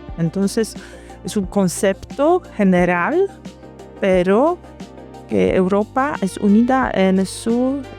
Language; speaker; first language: Spanish; non-native, fluent; Polish